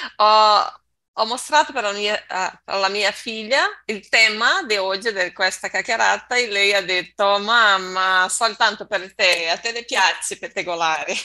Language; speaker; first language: Italian; non-native, learner; Portuguese